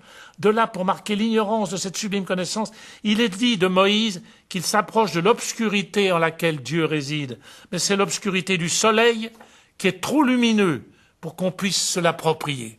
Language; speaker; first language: French; native; French